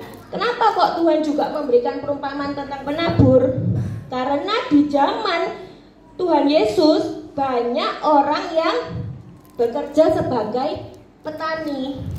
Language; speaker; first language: Indonesian; native; Indonesian